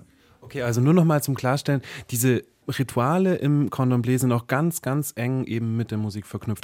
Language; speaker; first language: German; native; German